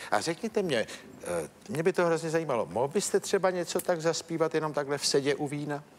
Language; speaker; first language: Czech; native; Czech